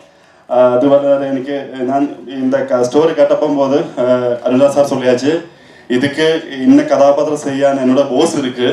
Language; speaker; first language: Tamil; non-native, learner; Malayalam